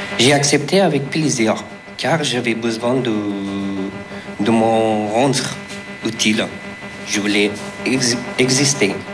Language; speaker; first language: French; non-native, fluent; Persian